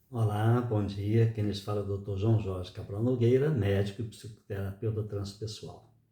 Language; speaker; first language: Portuguese; native; Portuguese